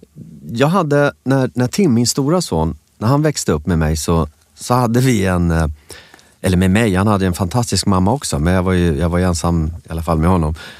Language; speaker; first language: Swedish; native; Swedish